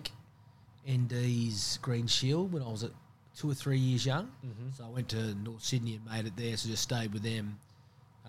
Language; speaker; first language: English; native; English